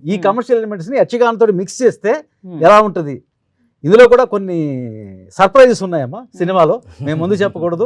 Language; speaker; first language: Telugu; native; Telugu